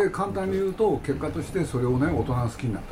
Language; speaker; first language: Japanese; native; Japanese